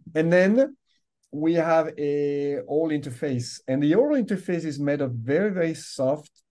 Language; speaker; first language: English; non-native, fluent; French